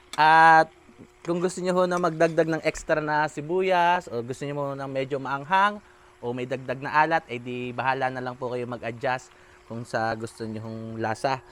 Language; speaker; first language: Filipino; native; Filipino